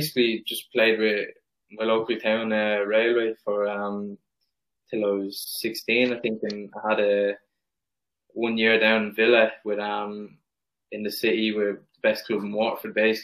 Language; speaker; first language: English; native; English